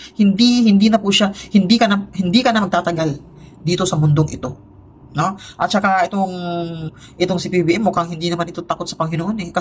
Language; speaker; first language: Filipino; non-native, local second language; Cebuano